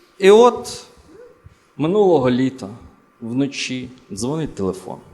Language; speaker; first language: Ukrainian; native; Ukrainian